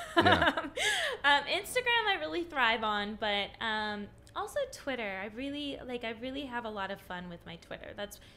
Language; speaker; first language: English; native; English